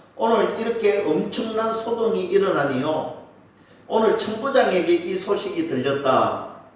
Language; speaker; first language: Korean; native; Korean